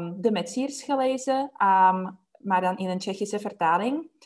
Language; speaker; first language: Dutch; non-native, fluent; Czech